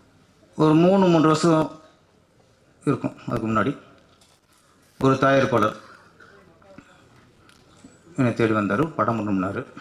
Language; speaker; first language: Tamil; native; Tamil